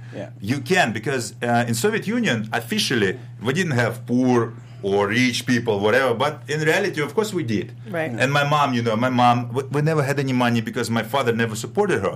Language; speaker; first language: English; non-native, fluent; Russian